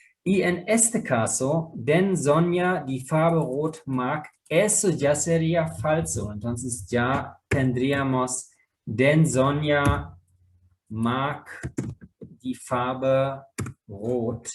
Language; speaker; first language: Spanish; non-native, fluent; German